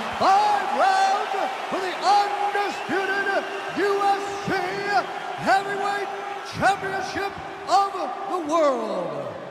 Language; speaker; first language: English; native; English